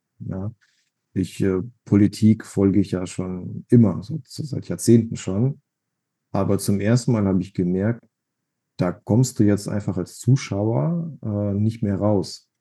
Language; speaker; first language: German; non-native, fluent; Russian